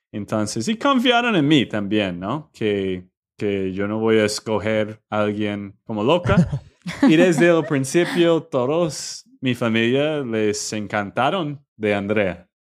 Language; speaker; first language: Spanish; non-native, learner; English